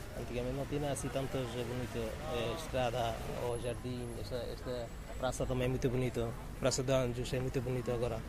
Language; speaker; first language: Portuguese; non-native, learner; Bangla